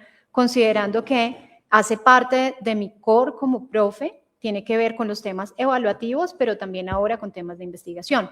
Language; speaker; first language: Spanish; native; Spanish